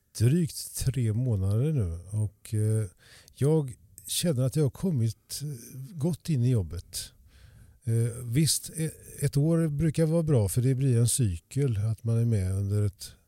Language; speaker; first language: Swedish; native; Swedish